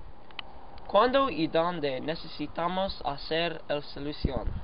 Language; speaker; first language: Spanish; non-native, learner; English